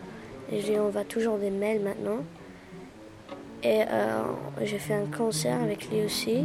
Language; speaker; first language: French; early bilingual, other home language; Spanish